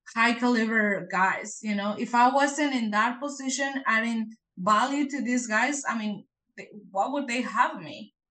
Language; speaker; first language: English; non-native, fluent; Spanish